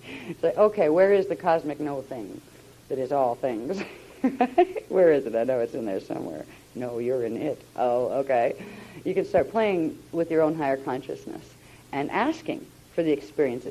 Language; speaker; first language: English; native; English